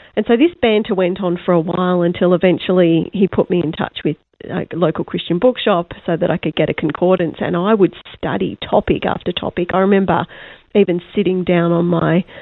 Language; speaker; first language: English; native; English